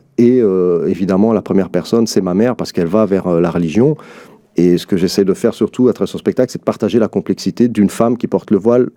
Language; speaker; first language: French; early bilingual, other home language; Arabic